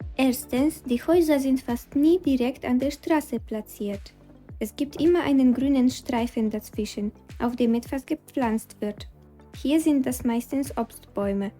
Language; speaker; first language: German; non-native, fluent; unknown